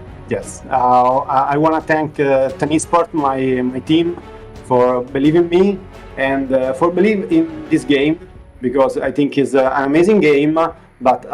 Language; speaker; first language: English; non-native, fluent; Italian